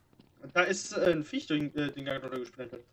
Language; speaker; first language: German; native; German